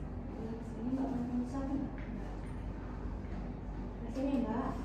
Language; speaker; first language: Indonesian; native; Indonesian